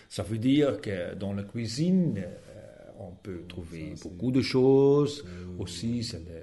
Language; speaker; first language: French; non-native, learner; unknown